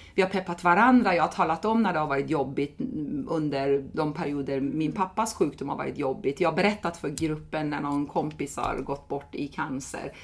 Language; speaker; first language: Swedish; non-native, fluent; Persian